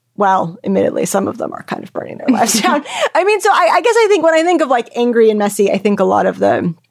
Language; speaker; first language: English; native; English